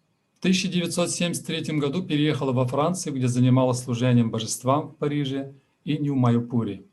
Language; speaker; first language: Russian; native; Russian